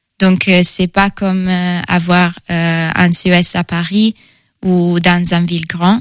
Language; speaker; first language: French; non-native, fluent; Italian